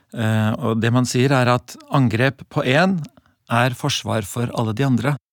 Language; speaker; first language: Norwegian; native; Norwegian